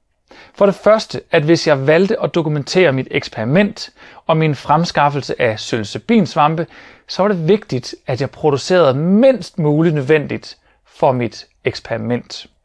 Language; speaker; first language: Danish; native; Danish